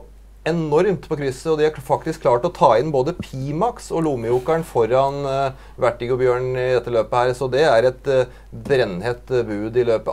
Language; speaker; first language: Norwegian; native; Norwegian